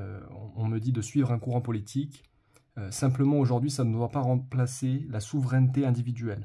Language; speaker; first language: French; native; French